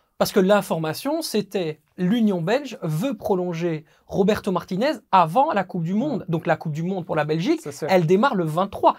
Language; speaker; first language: French; native; French